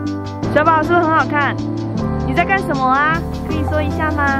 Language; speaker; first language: Chinese; native; Chinese